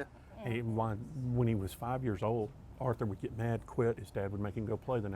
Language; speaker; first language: English; native; English